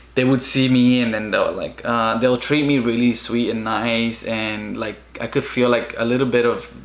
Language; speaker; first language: English; early bilingual, other home language; Spanish